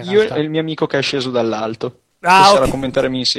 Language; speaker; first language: Italian; native; Italian